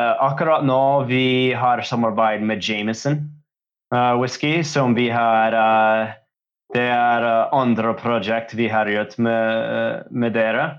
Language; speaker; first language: Norwegian; non-native, learner; English